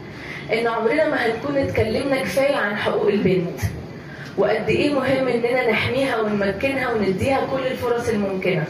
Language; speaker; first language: Arabic; native; Arabic